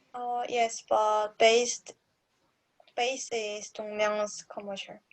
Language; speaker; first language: English; non-native, learner; Korean